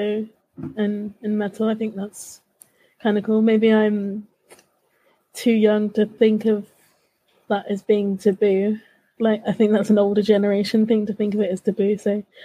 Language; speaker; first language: English; native; English